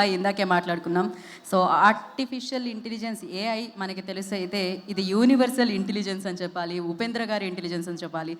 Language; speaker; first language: Telugu; native; Telugu